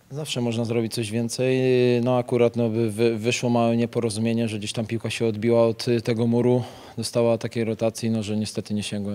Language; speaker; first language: Polish; native; Polish